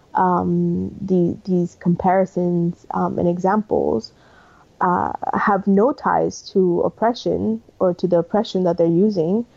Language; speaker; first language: English; early bilingual, other home language; Spanish